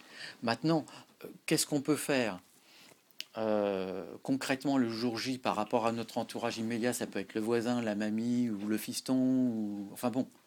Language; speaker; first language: French; native; French